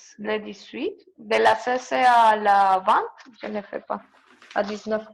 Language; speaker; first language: French; non-native, learner; Spanish